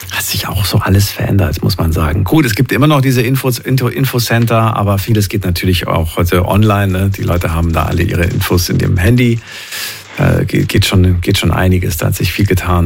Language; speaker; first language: German; native; German